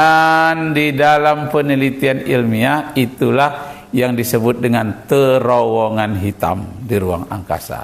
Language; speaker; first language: Indonesian; native; Indonesian